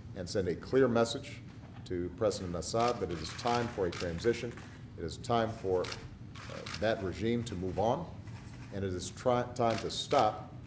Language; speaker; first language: English; native; English